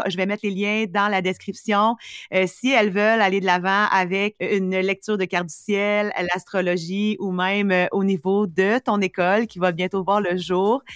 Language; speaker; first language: French; native; French